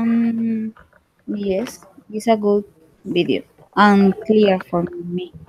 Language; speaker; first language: English; non-native, learner; Spanish